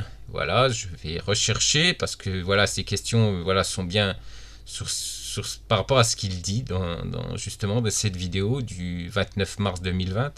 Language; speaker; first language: French; native; French